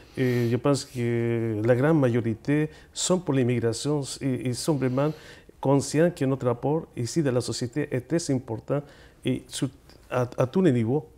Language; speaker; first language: French; non-native, fluent; Spanish